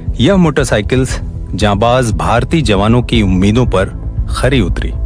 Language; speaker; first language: Hindi; native; Hindi